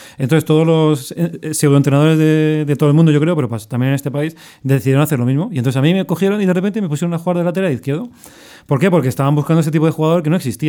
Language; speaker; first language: Spanish; native; Spanish